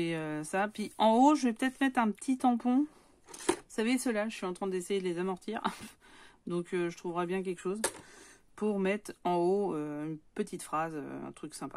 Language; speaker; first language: French; native; French